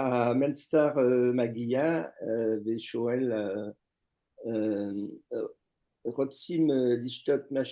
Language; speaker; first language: Hebrew; non-native, learner; French